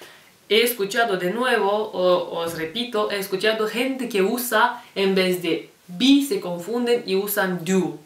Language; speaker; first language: Spanish; non-native, fluent; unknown